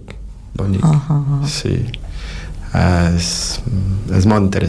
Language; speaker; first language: Catalan; non-native, fluent; Portuguese